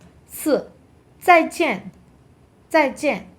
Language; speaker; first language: Chinese; non-native, fluent; Persian